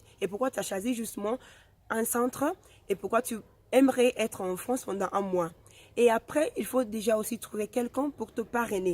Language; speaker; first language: French; non-native, fluent; Spanish